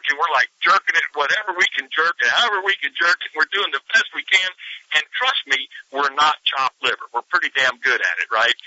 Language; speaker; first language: English; native; English